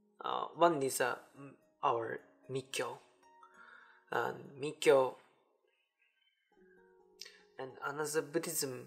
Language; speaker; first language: English; non-native, learner; Japanese